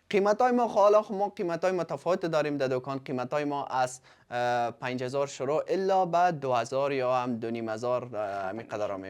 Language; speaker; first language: Persian; native; Persian